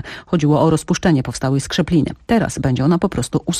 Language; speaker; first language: Polish; native; Polish